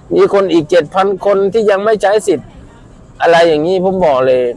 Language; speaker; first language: Thai; native; Thai